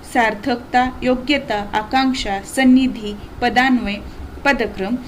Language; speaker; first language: Hindi; non-native, local second language; Marathi